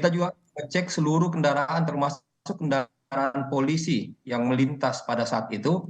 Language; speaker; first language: Indonesian; native; Indonesian